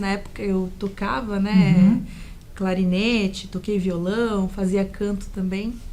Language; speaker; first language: Portuguese; native; Portuguese